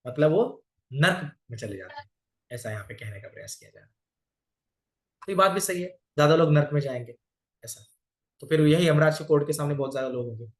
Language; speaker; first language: Hindi; non-native, local second language; Marathi